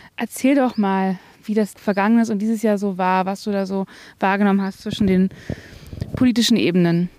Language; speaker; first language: German; native; German